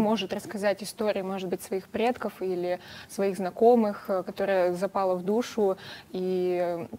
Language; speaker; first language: Russian; native; Russian